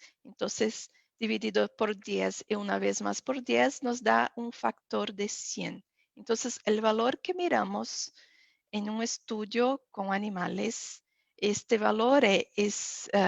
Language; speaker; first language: Spanish; non-native, fluent; Portuguese